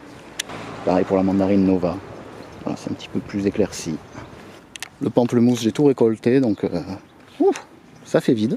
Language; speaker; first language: French; native; French